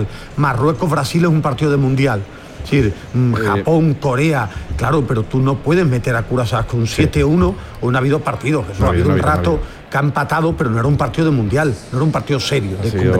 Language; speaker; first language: Spanish; native; Spanish